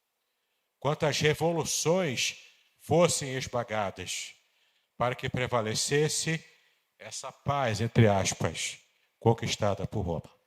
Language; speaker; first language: Portuguese; native; Portuguese